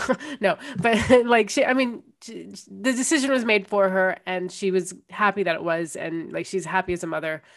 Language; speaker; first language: English; native; English